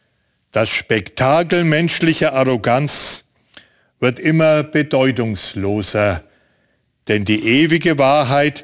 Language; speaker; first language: German; native; German